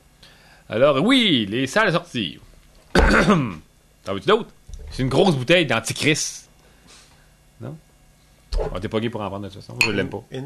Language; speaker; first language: French; native; French